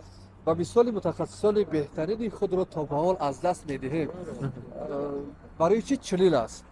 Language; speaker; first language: Tajik; native; Tajik